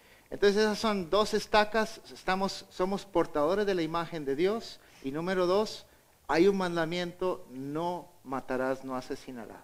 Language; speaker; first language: Spanish; native; Spanish